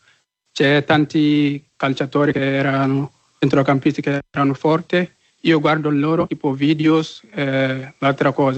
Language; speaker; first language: Italian; non-native, learner; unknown